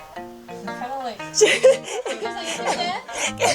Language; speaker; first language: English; non-native, fluent; Japanese